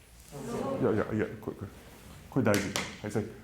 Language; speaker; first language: Japanese; non-native, fluent; English